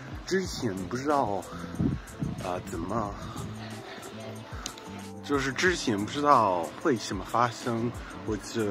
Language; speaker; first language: Chinese; non-native, fluent; English